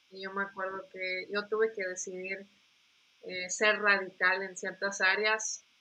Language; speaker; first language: Spanish; native; Spanish